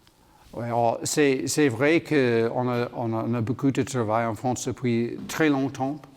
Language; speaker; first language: French; non-native, learner; English